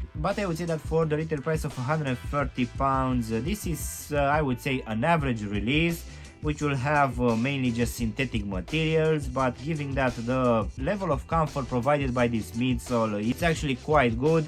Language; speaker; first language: English; non-native, fluent; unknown